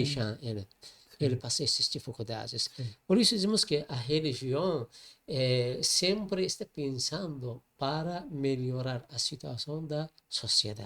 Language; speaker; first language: Portuguese; non-native, learner; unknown